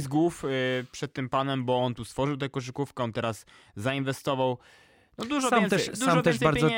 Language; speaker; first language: Polish; native; Polish